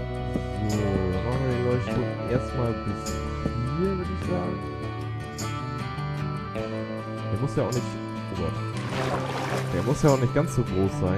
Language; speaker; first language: German; native; German